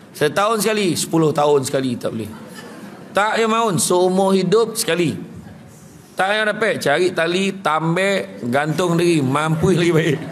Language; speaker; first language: Malay; native; Malay